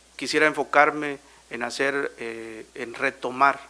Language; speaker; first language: Spanish; native; Spanish